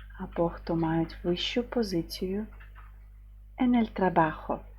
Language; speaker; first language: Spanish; non-native, fluent; Ukrainian